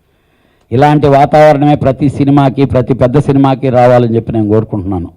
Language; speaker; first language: Telugu; native; Telugu